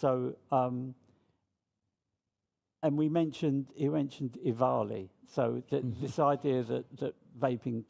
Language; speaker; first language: English; native; English